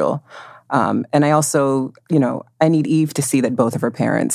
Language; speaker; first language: English; native; English